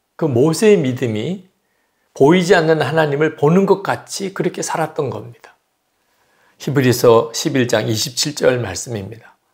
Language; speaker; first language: Korean; native; Korean